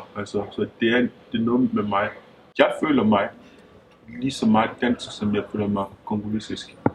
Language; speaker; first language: Danish; early bilingual, other home language; Lingala